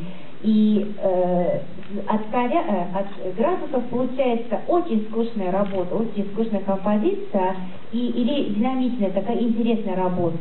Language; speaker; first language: Russian; non-native, fluent; Japanese